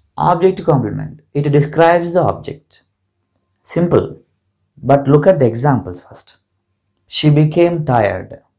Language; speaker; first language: English; non-native, local second language; Telugu